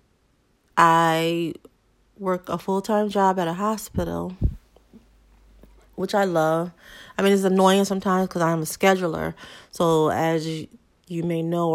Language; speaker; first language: English; native; English